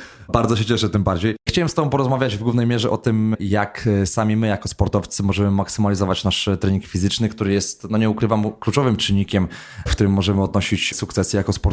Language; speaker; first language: Polish; native; Polish